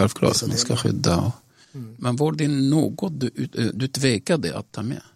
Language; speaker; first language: Swedish; non-native, fluent; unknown